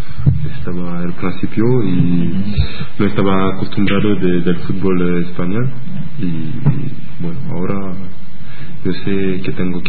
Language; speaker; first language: Spanish; non-native, learner; French